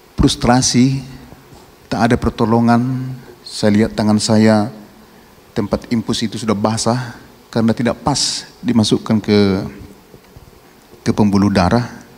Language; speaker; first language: Indonesian; non-native, local second language; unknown